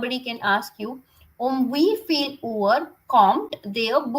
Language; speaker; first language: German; non-native, fluent; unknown